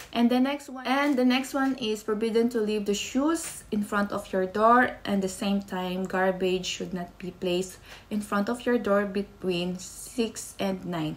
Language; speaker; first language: English; non-native, local second language; Filipino